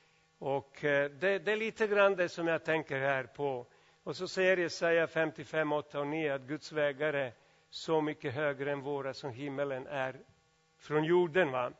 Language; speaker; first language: Swedish; non-native, fluent; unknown